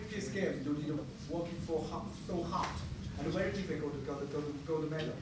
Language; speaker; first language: English; non-native, learner; Chinese